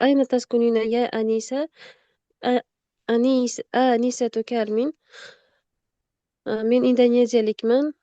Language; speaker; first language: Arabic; non-native, learner; Uzbek